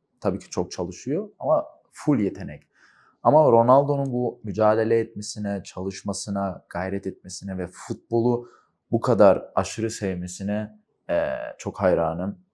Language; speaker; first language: Turkish; early bilingual, heritage; Turkish